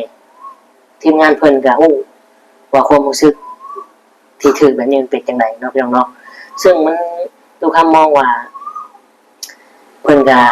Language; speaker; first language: Thai; non-native, local second language; Northeastern Thai